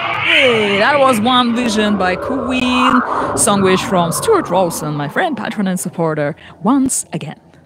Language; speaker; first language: English; non-native, fluent; Ukrainian